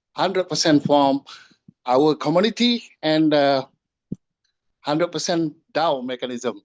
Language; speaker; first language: English; non-native, fluent; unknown